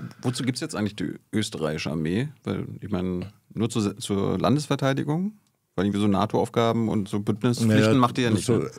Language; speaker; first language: German; native; German